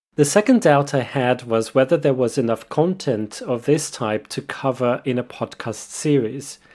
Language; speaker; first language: English; non-native, fluent; Portuguese